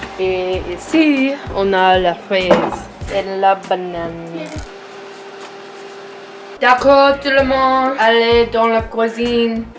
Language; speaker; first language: French; non-native, learner; English